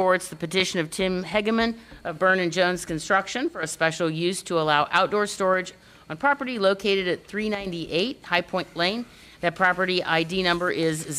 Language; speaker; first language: English; native; English